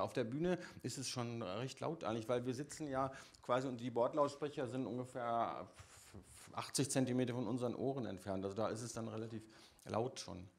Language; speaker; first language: German; native; German